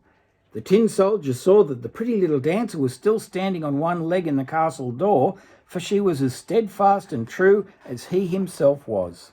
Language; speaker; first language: English; native; English